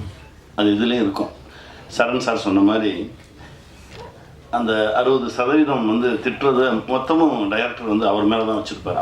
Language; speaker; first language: Tamil; native; Tamil